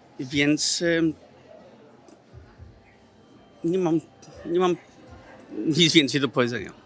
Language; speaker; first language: Polish; early bilingual, heritage; Polish